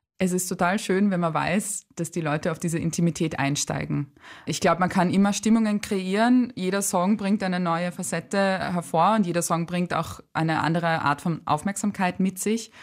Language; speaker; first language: German; native; German